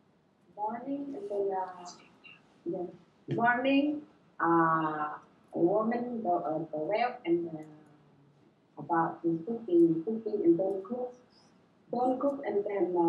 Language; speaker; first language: English; non-native, learner; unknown